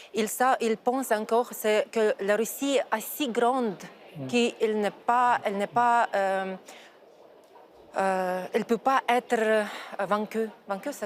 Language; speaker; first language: French; non-native, fluent; Ukrainian